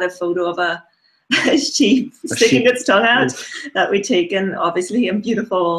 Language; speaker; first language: English; non-native, fluent; German